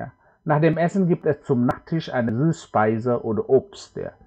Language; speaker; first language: German; non-native, fluent; Indonesian